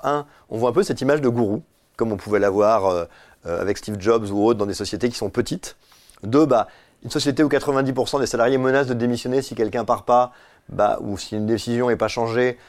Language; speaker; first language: French; native; French